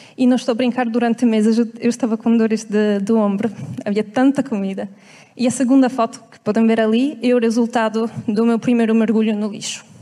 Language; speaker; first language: Portuguese; non-native, fluent; Italian